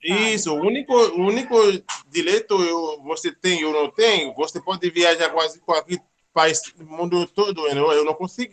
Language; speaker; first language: Portuguese; non-native, learner; Haitian Creole